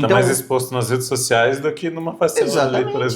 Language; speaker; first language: Portuguese; native; Portuguese